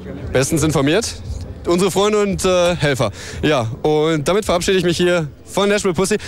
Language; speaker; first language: German; native; German